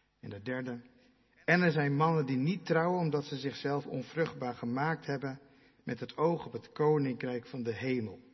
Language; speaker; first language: Dutch; non-native, local second language; Western Frisian